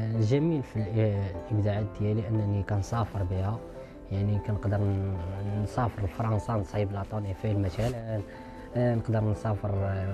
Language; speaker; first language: Arabic; native; Arabic